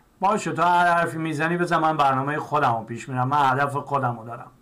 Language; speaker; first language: Persian; native; Persian